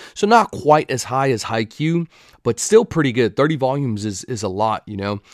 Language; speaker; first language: English; native; English